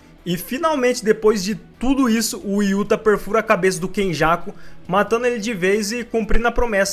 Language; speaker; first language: Portuguese; native; Portuguese